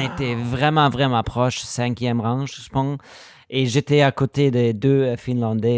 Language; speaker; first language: French; non-native, learner; German